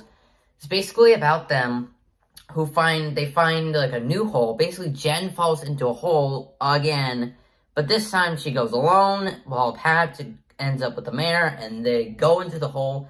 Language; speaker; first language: English; native; English